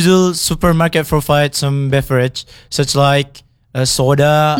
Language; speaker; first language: English; non-native, fluent; Indonesian